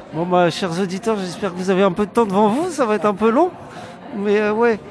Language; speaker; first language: French; native; French